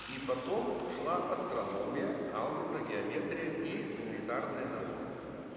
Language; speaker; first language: Russian; non-native, local second language; Belarusian